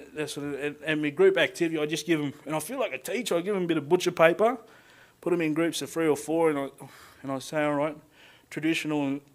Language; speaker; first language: English; native; English